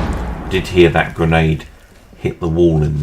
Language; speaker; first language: English; native; English